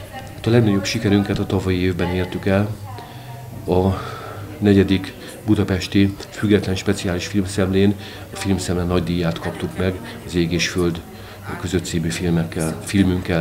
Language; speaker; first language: Hungarian; native; Hungarian